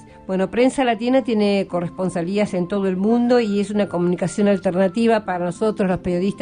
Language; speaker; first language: Spanish; native; Spanish